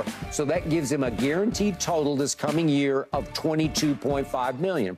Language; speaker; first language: English; native; English